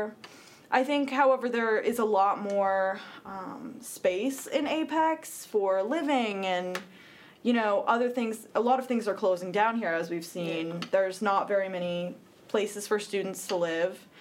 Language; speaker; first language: English; native; English